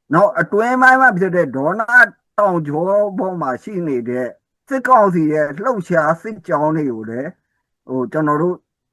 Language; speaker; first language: Burmese; non-native, local second language; S'gaw Karen